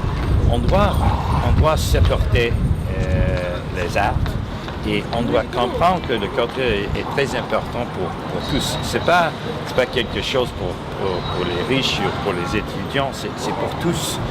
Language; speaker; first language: French; non-native, local second language; English